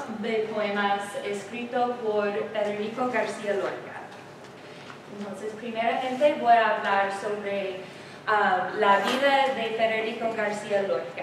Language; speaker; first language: Spanish; non-native, learner; English